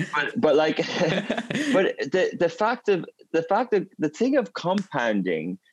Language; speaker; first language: English; native; English